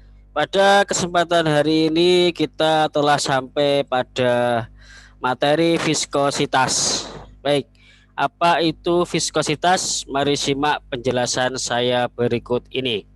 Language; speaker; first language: Indonesian; native; Indonesian